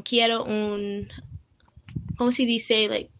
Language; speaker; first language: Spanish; non-native, learner; English